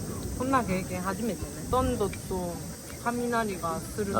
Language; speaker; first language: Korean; native; Korean